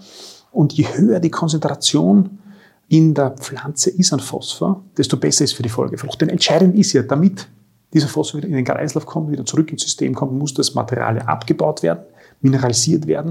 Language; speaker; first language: German; native; German